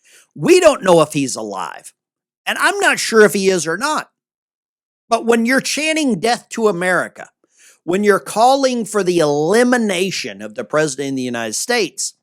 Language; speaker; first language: English; native; English